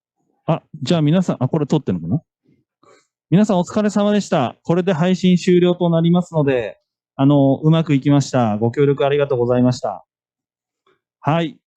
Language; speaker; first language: Japanese; native; Japanese